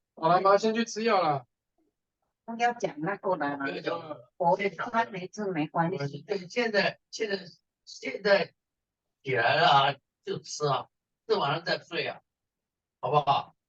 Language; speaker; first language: Chinese; early bilingual, heritage; Chinese